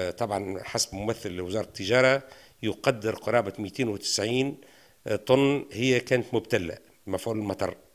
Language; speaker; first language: Arabic; native; Arabic